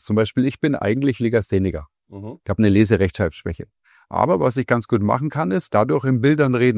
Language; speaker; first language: German; native; German